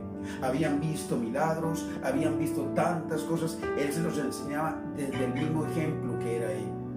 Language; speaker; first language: Spanish; native; Spanish